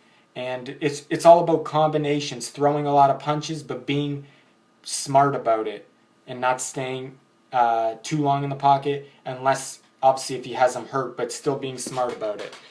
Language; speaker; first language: English; native; English